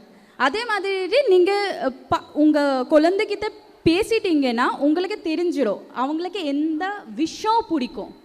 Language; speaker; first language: Tamil; non-native, local second language; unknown